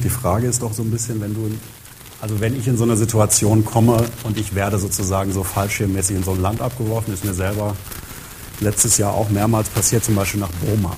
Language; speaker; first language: German; native; German